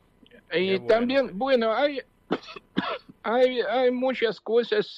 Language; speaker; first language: Spanish; non-native, fluent; Ukrainian